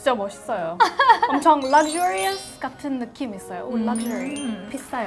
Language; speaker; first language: Korean; non-native, learner; English